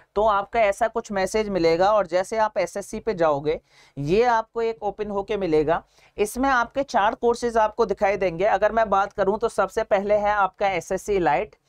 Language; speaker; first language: Hindi; native; Hindi